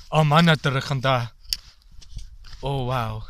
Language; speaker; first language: Welsh; non-native, local second language; English